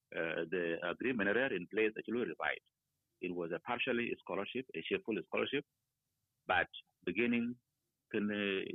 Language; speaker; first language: English; non-native, fluent; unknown